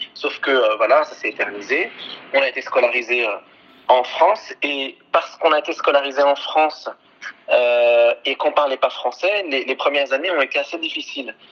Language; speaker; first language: French; early bilingual, other home language; Arabic